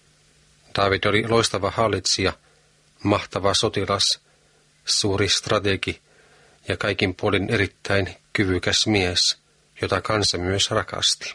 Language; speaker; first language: Finnish; native; Finnish